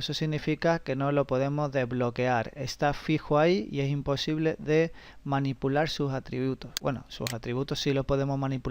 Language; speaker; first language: Spanish; native; Spanish